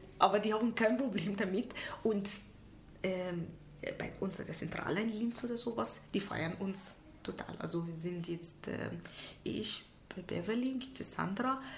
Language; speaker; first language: German; non-native, fluent; Arabic